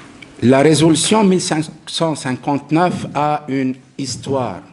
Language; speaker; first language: French; non-native, local second language; Arabic